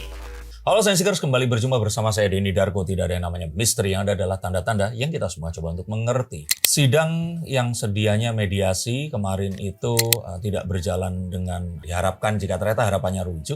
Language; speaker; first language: Indonesian; native; Indonesian